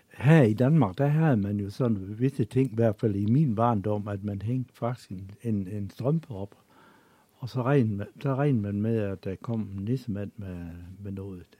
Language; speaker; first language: Danish; native; Danish